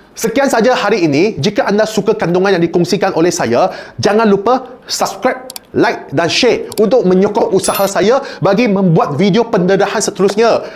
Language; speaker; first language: Malay; non-native, local second language; Chinese